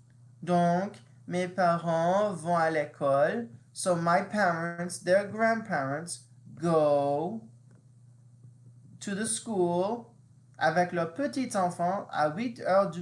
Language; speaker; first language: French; non-native, fluent; English